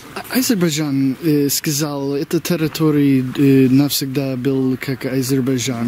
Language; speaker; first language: Russian; non-native, learner; English